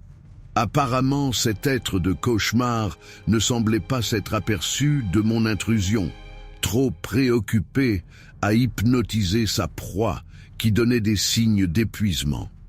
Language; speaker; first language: French; native; French